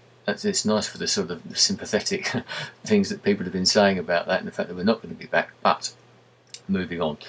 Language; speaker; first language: English; native; English